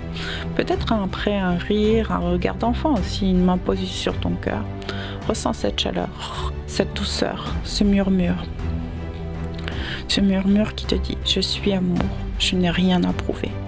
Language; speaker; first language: French; native; French